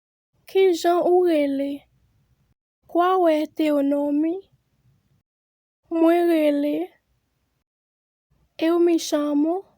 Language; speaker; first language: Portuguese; non-native, fluent; Haitian Creole